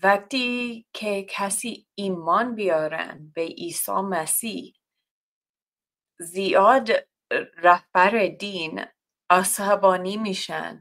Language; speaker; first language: Persian; non-native, fluent; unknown